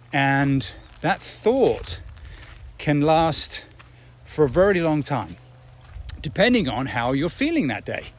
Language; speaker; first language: English; native; English